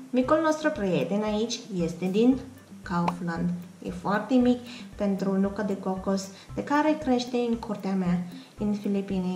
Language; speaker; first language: Romanian; non-native, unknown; Filipino